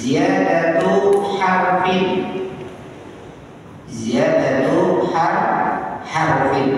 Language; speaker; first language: Arabic; non-native, fluent; Indonesian